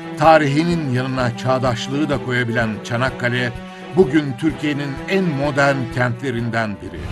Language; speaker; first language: Turkish; native; Turkish